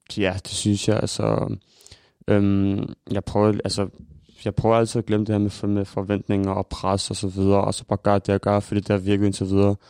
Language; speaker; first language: Danish; early bilingual, other home language; Albanian